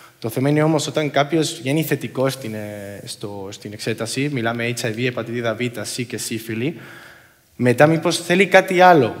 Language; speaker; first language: Greek; non-native, fluent; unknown